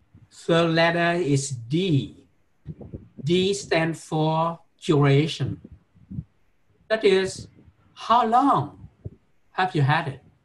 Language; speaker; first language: English; non-native, fluent; Vietnamese